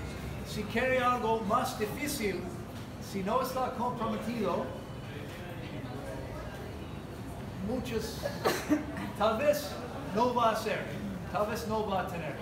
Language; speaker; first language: Spanish; non-native, learner; English